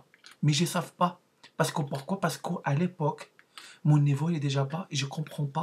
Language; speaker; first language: French; non-native, learner; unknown